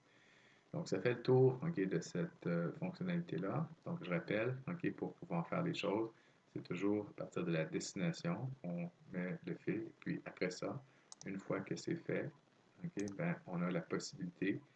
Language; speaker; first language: French; native; French